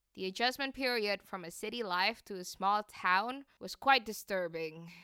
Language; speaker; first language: English; non-native, fluent; Indonesian